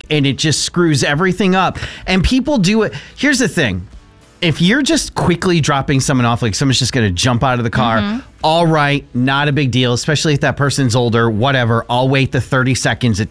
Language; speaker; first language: English; native; English